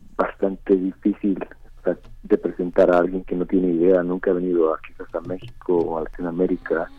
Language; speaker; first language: Spanish; native; Spanish